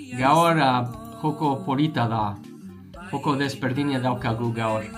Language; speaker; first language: Basque; non-native, learner; English